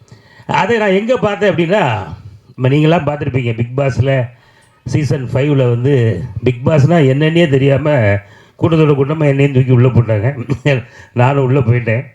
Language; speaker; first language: Tamil; native; Tamil